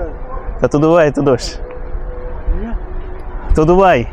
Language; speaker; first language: Portuguese; non-native, learner; Bangla